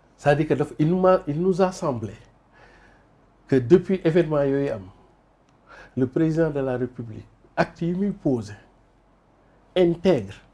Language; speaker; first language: Wolof; non-native, local second language; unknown